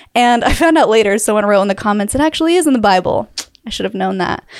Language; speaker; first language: English; native; English